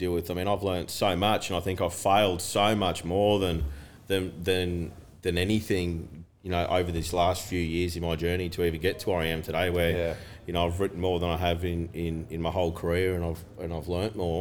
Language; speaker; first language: English; native; English